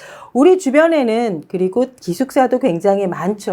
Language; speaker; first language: Korean; native; Korean